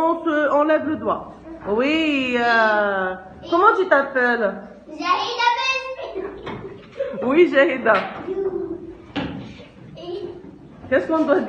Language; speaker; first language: French; non-native, local second language; Arabic